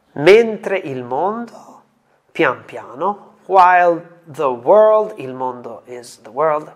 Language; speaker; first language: English; non-native, fluent; Italian